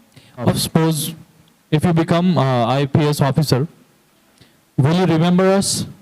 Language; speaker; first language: English; non-native, fluent; Hindi